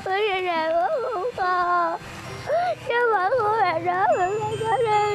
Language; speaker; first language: Vietnamese; native; Vietnamese